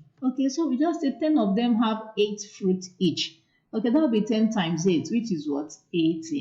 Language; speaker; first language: English; non-native, local second language; Yoruba